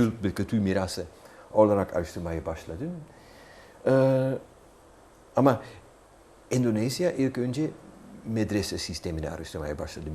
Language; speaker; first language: Turkish; non-native, fluent; Dutch